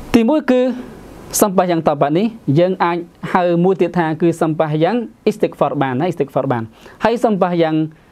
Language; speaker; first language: Khmer; non-native, local second language; Western Cham